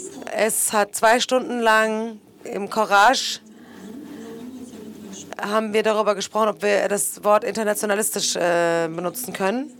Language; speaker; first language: German; non-native, fluent; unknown